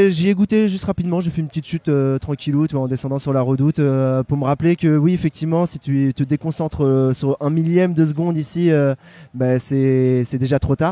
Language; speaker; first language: French; native; French